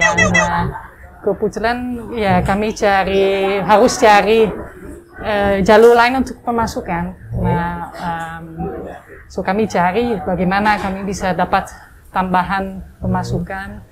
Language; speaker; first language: Indonesian; non-native, fluent; Dutch